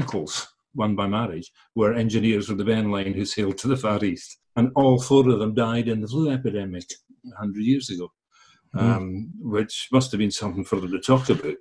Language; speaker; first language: English; early bilingual, other home language; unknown